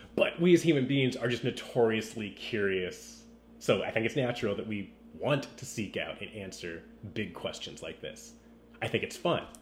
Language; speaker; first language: English; native; English